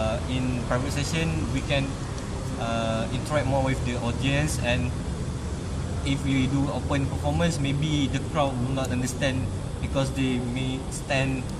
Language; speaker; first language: English; non-native, learner; Malay